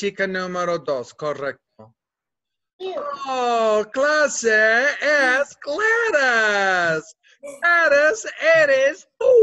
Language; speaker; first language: Spanish; non-native, fluent; English